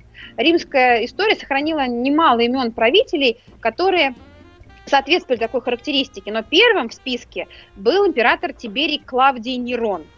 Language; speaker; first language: Russian; native; Russian